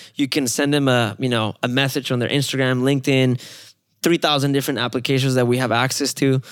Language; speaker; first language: English; non-native, fluent; Spanish